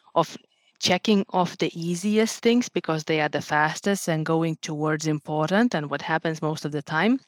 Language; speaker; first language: English; non-native, fluent; Lithuanian